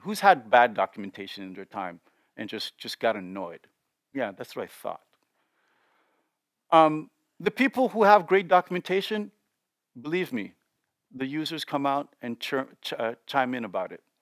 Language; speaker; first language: English; native; English